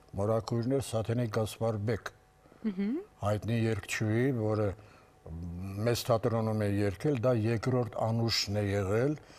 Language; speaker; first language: Armenian; native; Armenian